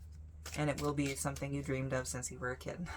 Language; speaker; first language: English; native; English